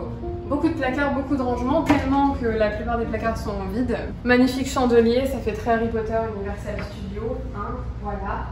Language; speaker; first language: French; native; French